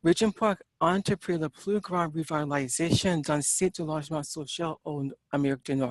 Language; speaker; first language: French; non-native, learner; English